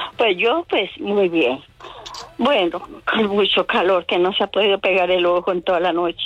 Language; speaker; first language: Spanish; native; Spanish